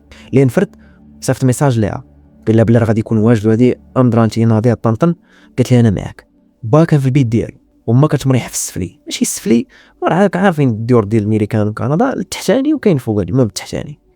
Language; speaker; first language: Arabic; native; Arabic